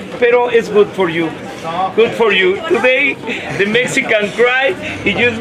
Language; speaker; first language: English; non-native, learner; Spanish